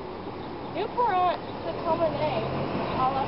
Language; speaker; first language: French; non-native, learner; English